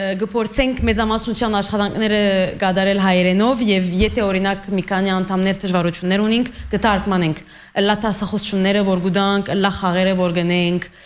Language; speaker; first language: Armenian; early bilingual, heritage; Armenian